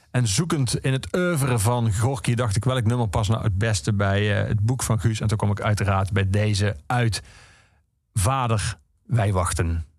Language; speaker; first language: Dutch; native; Dutch